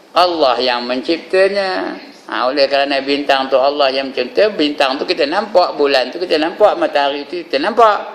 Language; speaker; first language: Malay; native; Malay